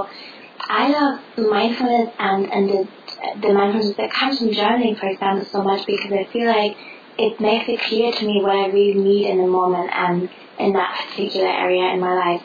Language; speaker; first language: English; non-native, fluent; German